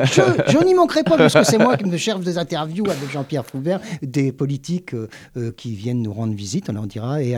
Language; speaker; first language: French; native; French